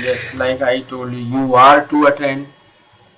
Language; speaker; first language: English; non-native, local second language; Hindi